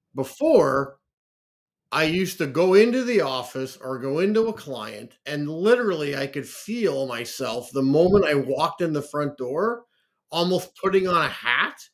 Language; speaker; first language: English; native; English